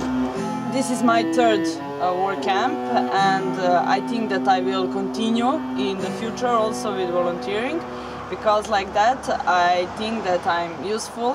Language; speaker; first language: English; non-native, fluent; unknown